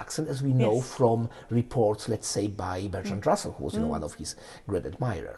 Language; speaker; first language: English; non-native, fluent; Polish